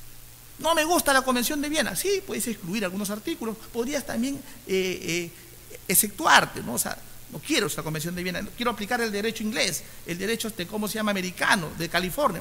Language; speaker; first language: Spanish; native; Spanish